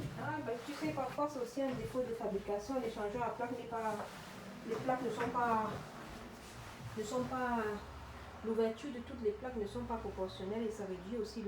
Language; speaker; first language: French; native; French